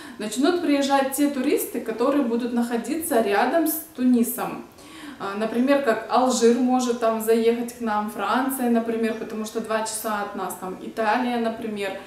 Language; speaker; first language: Russian; native; Russian